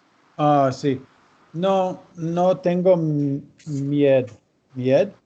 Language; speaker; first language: Spanish; non-native, learner; English